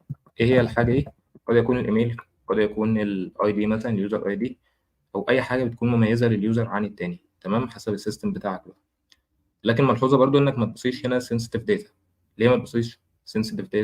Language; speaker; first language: Arabic; native; Arabic